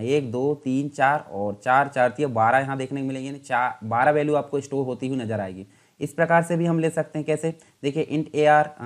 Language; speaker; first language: Hindi; native; Hindi